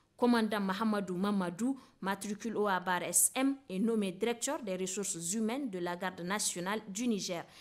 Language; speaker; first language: French; non-native, local second language; Hausa